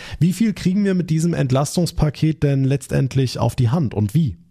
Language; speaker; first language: German; native; German